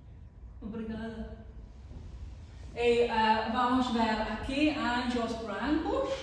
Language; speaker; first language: Portuguese; non-native, learner; English